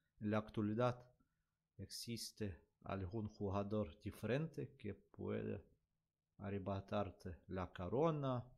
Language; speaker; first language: Spanish; non-native, learner; Russian